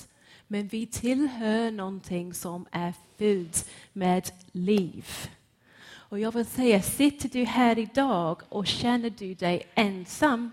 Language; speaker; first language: Swedish; non-native, fluent; English